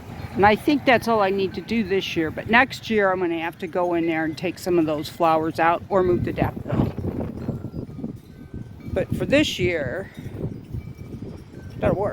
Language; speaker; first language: English; native; English